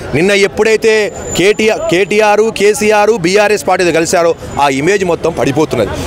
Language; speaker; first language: Telugu; non-native, local second language; Urdu